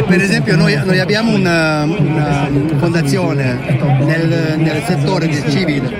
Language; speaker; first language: Italian; non-native, learner; Hungarian